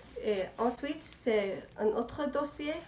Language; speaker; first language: French; non-native, learner; English